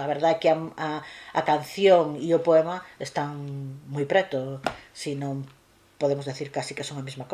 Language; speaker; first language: Galician; native; Galician